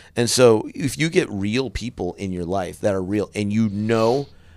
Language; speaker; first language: English; native; English